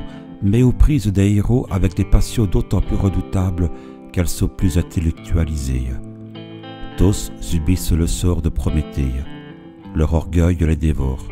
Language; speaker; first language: French; native; French